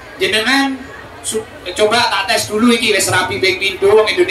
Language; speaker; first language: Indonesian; non-native, local second language; Javanese